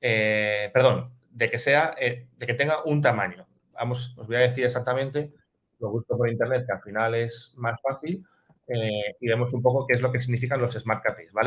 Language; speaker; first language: Spanish; native; Spanish